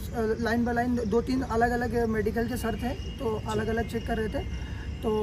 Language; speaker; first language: Hindi; non-native, local second language; Marathi